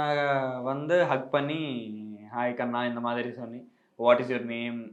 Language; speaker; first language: Tamil; non-native, learner; Telugu